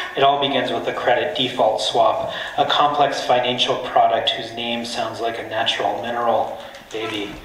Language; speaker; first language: English; native; English